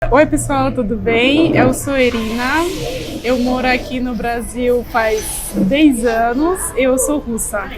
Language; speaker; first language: Portuguese; non-native, fluent; Russian